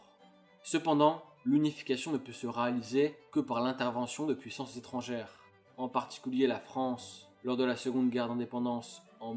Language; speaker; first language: French; native; French